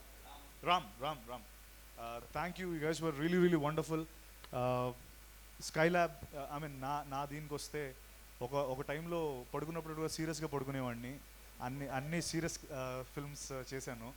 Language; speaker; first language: Telugu; native; Telugu